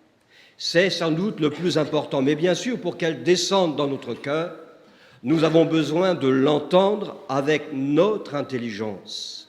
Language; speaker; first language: French; native; French